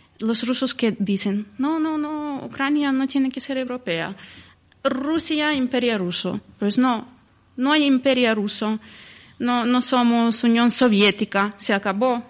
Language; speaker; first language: Spanish; non-native, fluent; Ukrainian